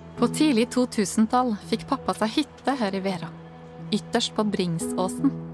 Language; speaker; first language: Norwegian; native; Norwegian